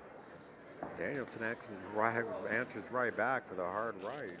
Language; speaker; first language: English; native; English